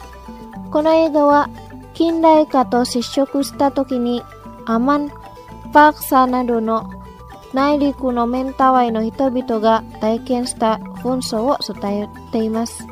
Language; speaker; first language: Japanese; non-native, fluent; Indonesian